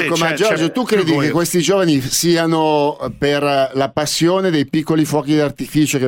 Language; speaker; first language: Italian; native; Italian